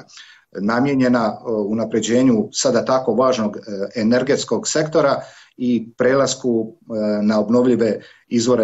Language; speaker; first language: Serbian; native; Serbian